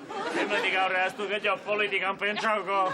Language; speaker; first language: Basque; native; Basque